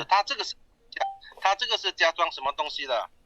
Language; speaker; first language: Chinese; native; Chinese